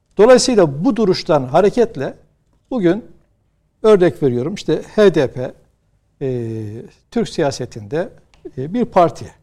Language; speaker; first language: Turkish; native; Turkish